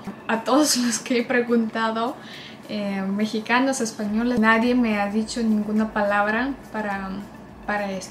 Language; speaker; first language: Spanish; non-native, fluent; Russian